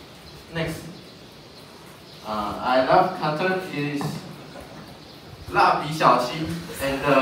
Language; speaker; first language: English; non-native, learner; Chinese